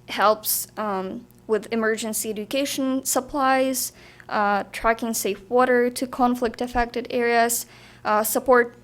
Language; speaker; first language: English; non-native, fluent; Ukrainian